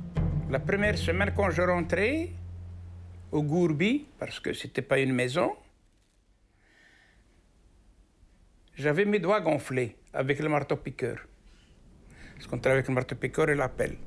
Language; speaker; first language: French; non-native, local second language; Arabic